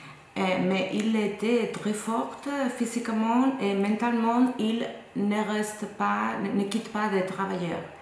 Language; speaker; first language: French; non-native, fluent; Spanish